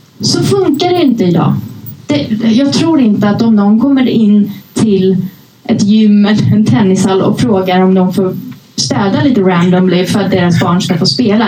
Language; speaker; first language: Swedish; early bilingual, other home language; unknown